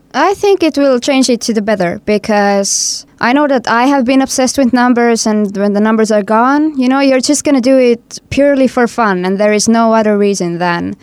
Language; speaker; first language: English; non-native, fluent; Estonian